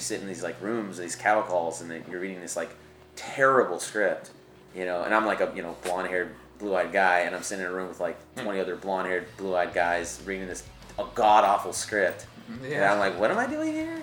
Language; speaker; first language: English; native; English